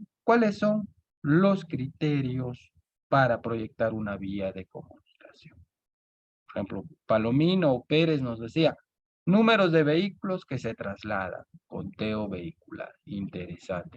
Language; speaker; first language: Spanish; native; Spanish